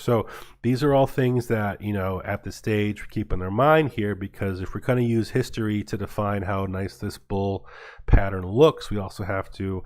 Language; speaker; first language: English; native; English